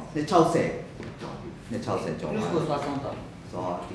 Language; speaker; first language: French; non-native, learner; Burmese